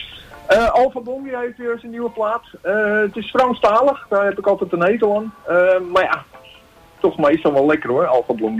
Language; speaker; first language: Dutch; native; Dutch